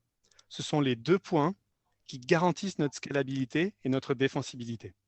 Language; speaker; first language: French; native; French